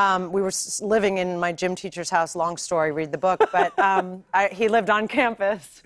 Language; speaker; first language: English; native; English